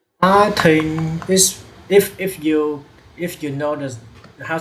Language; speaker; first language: English; non-native, learner; Vietnamese